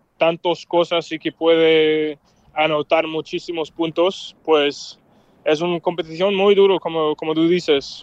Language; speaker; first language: Spanish; non-native, fluent; Danish